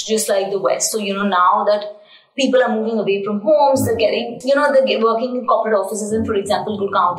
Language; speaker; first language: English; non-native, local second language; Hindi